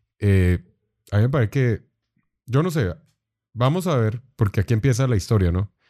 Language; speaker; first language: Spanish; native; Spanish